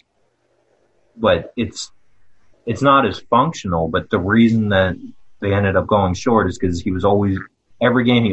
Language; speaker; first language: English; native; English